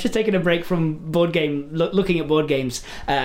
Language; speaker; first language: English; native; English